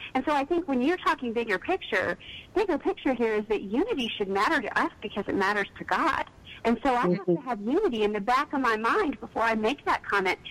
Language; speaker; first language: English; native; English